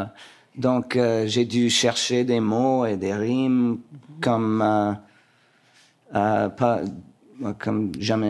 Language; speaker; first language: French; non-native, local second language; English